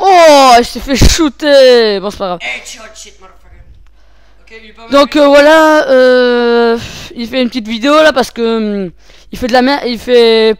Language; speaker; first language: French; native; French